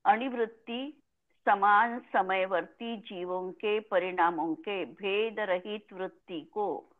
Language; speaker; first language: Hindi; non-native, local second language; Marathi